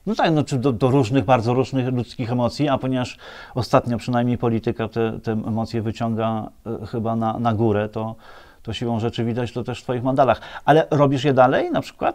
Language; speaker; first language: Polish; native; Polish